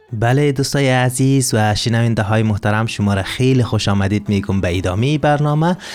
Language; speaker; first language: Persian; native; Persian